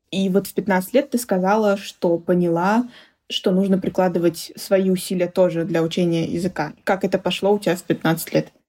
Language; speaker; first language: Russian; native; Russian